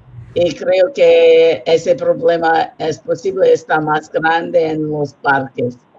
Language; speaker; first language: Spanish; non-native, learner; English